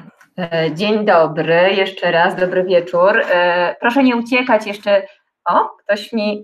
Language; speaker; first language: Polish; native; Polish